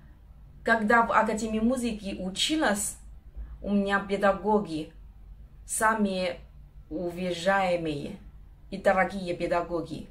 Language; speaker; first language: Russian; non-native, learner; Chinese